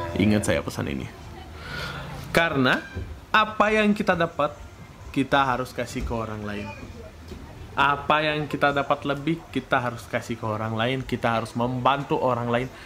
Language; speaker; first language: Indonesian; non-native, fluent; Russian